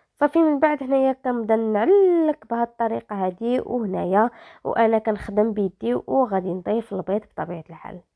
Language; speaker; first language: Arabic; native; Arabic